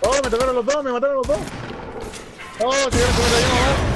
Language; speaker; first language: Spanish; native; Spanish